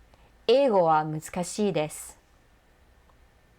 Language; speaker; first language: Japanese; non-native, fluent; English